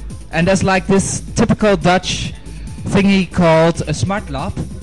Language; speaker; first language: English; non-native, fluent; Dutch